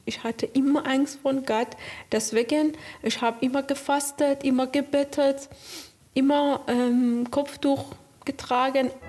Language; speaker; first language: German; non-native, learner; Persian